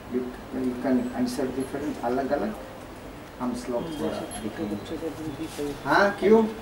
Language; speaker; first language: Hindi; non-native, learner; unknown